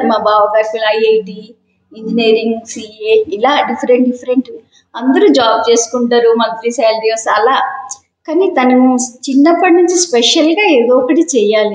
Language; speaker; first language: Telugu; native; Telugu